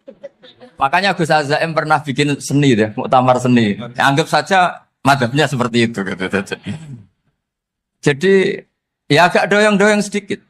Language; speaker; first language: Indonesian; non-native, local second language; Javanese